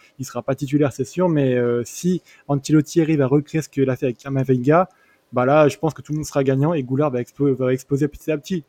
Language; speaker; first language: French; native; French